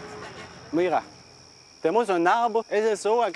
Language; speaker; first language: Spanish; non-native, learner; French